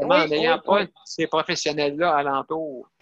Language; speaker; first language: French; native; French